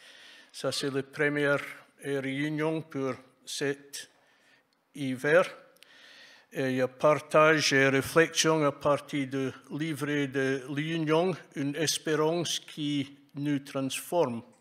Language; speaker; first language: French; non-native, fluent; English